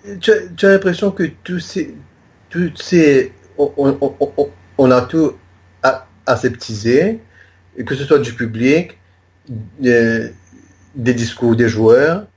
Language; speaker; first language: French; non-native, local second language; Morisyen